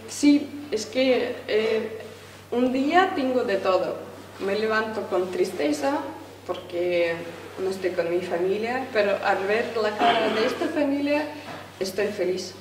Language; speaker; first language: Spanish; non-native, fluent; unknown